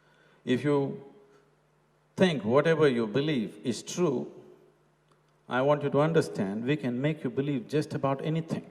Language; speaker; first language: English; non-native, local second language; Kannada